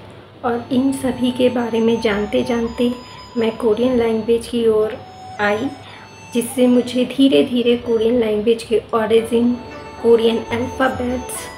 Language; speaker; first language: Hindi; native; Hindi